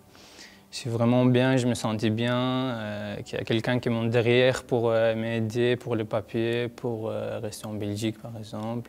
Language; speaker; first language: French; non-native, learner; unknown